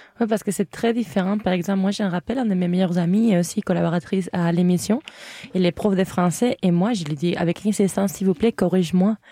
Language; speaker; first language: French; non-native, fluent; Catalan